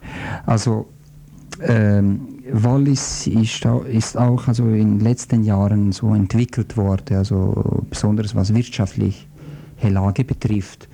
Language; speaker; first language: German; non-native, fluent; Croatian